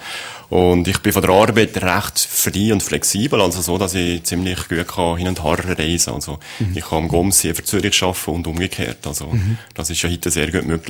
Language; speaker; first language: German; native; German